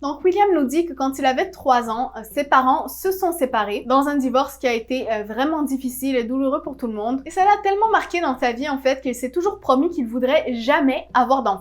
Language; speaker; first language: French; native; French